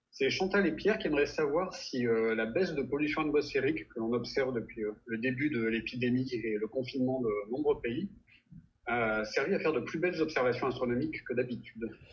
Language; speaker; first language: French; native; French